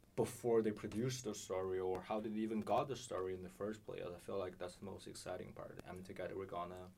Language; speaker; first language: English; non-native, fluent; Chinese